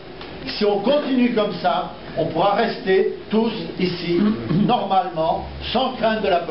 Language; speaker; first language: French; native; French